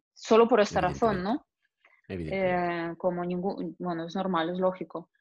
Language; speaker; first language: Spanish; non-native, fluent; Russian